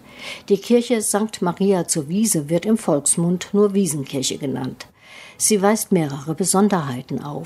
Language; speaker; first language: German; native; German